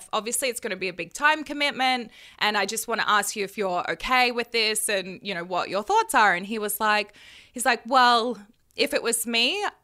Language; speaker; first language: English; native; English